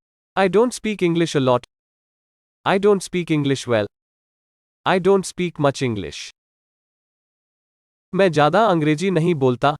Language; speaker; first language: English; non-native, local second language; Hindi